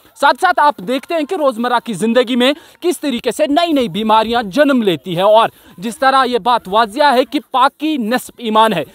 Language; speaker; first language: Hindi; non-native, local second language; Kashmiri